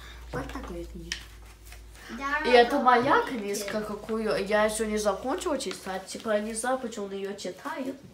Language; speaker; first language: Russian; early bilingual, heritage; English